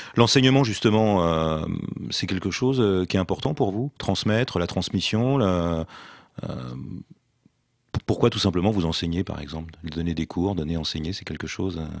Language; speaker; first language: French; native; French